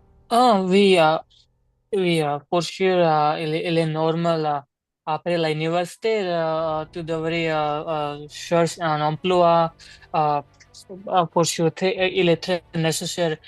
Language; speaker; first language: French; non-native, learner; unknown